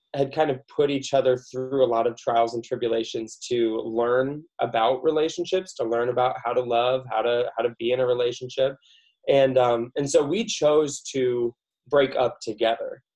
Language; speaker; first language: English; native; English